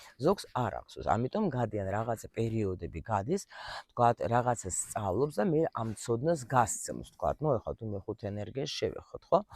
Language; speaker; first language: Georgian; early bilingual, heritage; Russian